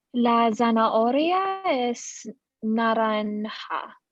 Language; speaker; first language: Spanish; non-native, learner; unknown